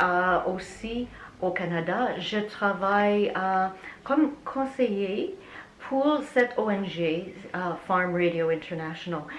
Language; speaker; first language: French; non-native, learner; English